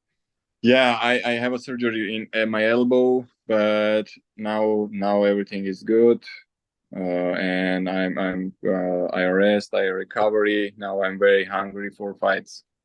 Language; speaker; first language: English; non-native, learner; Armenian